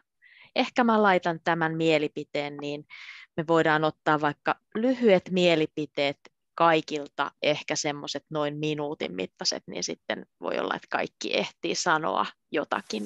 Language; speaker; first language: Finnish; native; Finnish